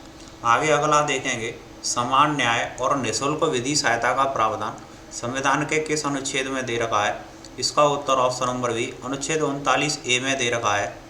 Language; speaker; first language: Hindi; native; Hindi